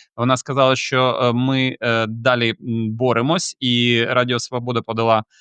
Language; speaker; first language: Ukrainian; native; Ukrainian